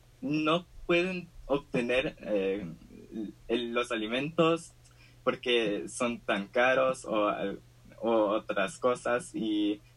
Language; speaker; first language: Spanish; early bilingual, heritage; Spanish